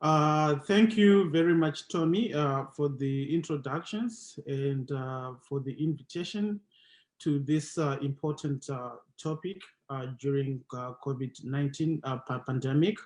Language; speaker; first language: English; non-native, local second language; Shona